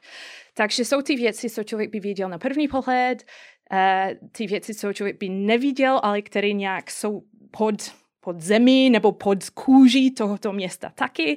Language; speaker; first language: Czech; non-native, fluent; English